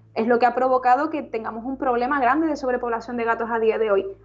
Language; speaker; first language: Spanish; native; Spanish